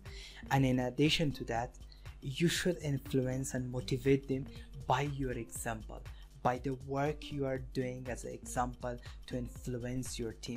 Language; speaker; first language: English; non-native, fluent; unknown